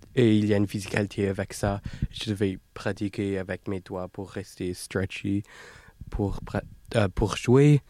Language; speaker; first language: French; non-native, fluent; English